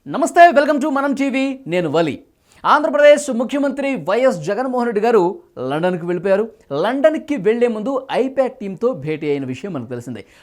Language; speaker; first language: Telugu; native; Telugu